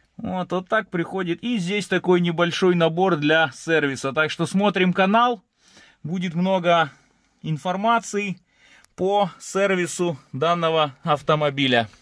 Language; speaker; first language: Russian; native; Russian